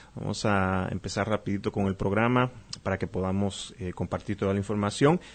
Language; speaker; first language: Spanish; native; Spanish